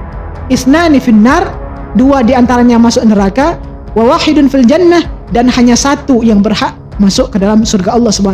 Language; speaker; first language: Indonesian; native; Indonesian